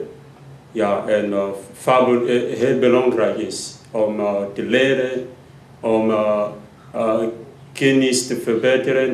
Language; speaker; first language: Dutch; non-native, learner; Lingala